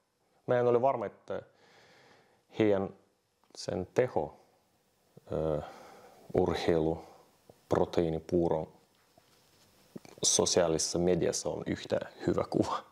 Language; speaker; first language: Finnish; non-native, fluent; Russian